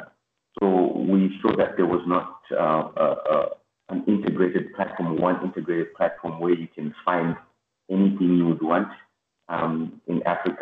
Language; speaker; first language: English; non-native, local second language; Shona